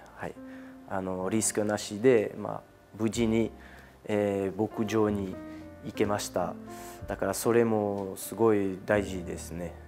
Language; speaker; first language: Japanese; non-native, fluent; French